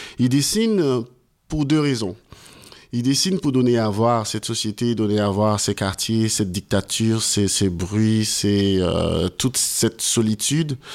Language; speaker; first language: French; non-native, local second language; Haitian Creole